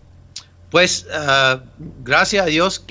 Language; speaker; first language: Spanish; non-native, fluent; English